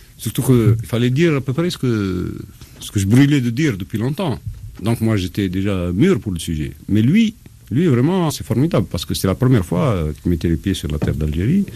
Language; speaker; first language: French; non-native, local second language; Arabic